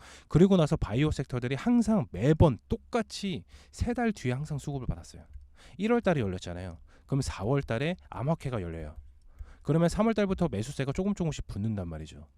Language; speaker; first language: Korean; native; Korean